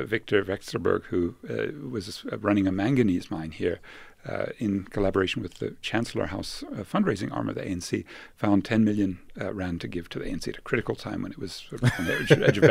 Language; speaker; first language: English; native; English